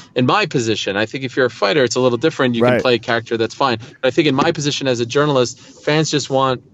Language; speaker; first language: English; native; English